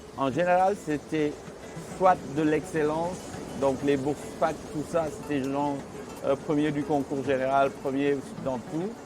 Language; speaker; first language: French; non-native, local second language; Wolof